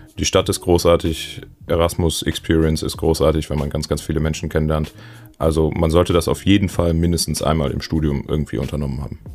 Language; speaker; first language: German; native; German